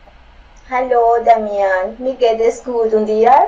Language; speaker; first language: German; non-native, learner; Spanish